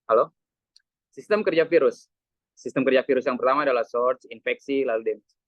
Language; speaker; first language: Indonesian; native; Indonesian